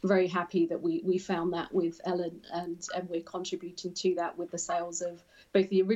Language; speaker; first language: English; native; English